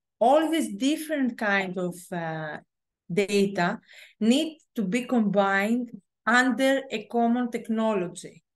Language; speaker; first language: English; non-native, fluent; Greek